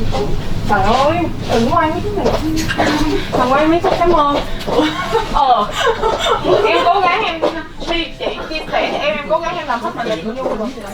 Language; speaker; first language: Vietnamese; native; Vietnamese